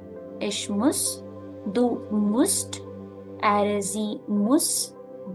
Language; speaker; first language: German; non-native, learner; Hindi